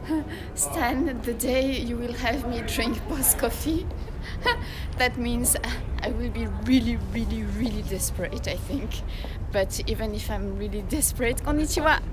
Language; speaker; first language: English; non-native, fluent; French